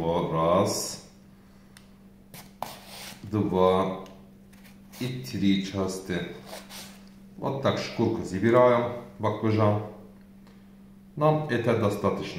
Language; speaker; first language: Russian; non-native, learner; Turkish